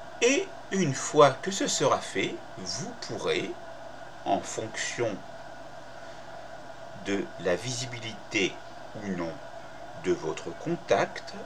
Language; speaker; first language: French; native; French